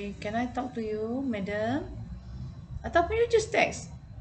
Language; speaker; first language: English; non-native, local second language; Malay